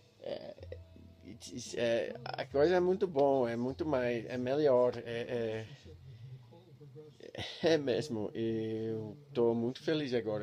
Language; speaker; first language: Portuguese; non-native, learner; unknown